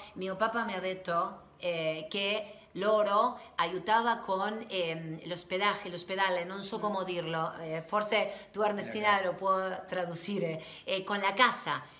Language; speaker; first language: Italian; non-native, learner; Spanish